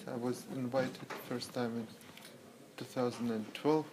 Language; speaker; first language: English; non-native, learner; Russian